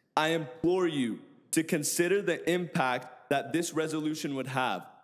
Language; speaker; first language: English; native; English